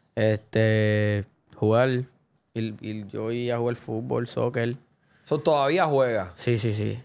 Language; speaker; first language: Spanish; early bilingual, other home language; English